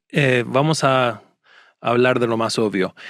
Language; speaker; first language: Spanish; non-native, fluent; English